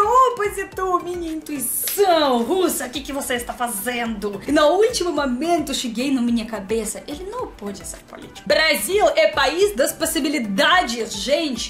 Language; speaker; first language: Portuguese; non-native, learner; Russian